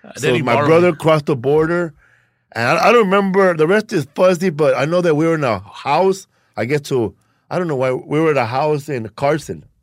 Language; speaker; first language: English; early bilingual, other home language; Spanish